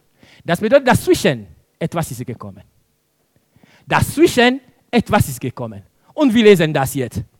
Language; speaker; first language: German; non-native, fluent; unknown